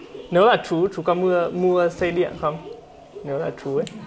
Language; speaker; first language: Vietnamese; non-native, fluent; English